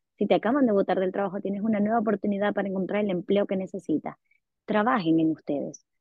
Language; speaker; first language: Spanish; native; Spanish